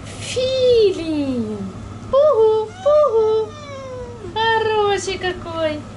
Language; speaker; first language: Russian; non-native, local second language; Ukrainian